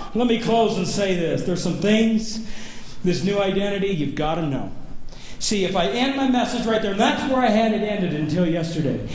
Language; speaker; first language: English; native; English